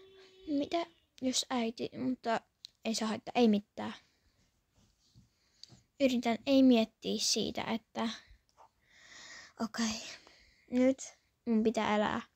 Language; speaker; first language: Finnish; early bilingual, other home language; Polish